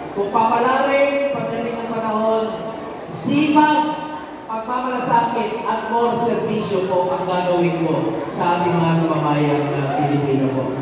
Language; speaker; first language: Filipino; non-native, local second language; Cebuano